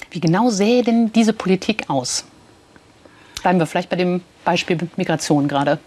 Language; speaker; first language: German; native; German